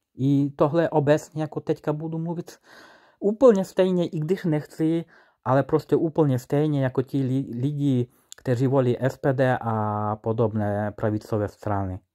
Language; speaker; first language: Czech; non-native, fluent; Ukrainian